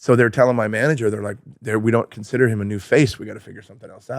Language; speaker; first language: English; native; English